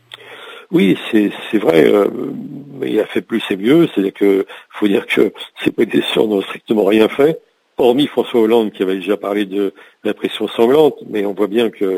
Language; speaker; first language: French; native; French